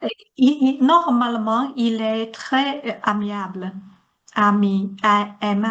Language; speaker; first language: French; non-native, learner; Chinese